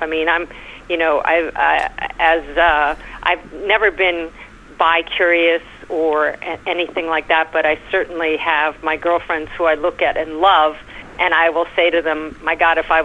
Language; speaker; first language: English; native; English